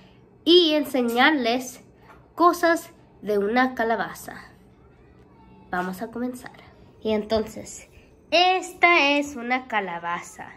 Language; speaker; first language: Spanish; early bilingual, heritage; Spanish